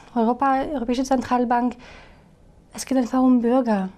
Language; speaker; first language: German; non-native, fluent; French